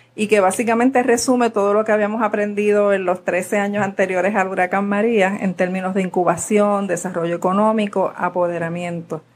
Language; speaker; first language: Spanish; native; Spanish